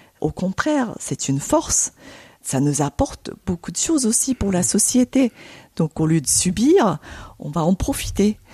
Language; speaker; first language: French; non-native, fluent; Japanese